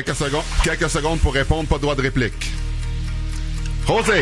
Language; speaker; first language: French; native; French